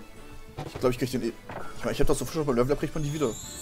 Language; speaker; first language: German; native; German